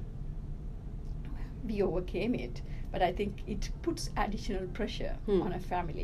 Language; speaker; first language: English; early bilingual, other home language; Tamil